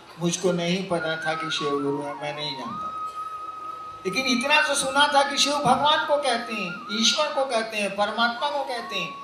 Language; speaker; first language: Hindi; native; Hindi